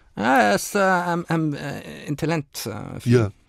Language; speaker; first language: German; native; German